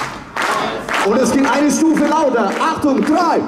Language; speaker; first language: German; native; German